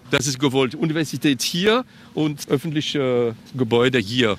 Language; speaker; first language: German; non-native, local second language; French